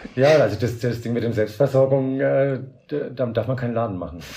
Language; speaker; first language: German; native; German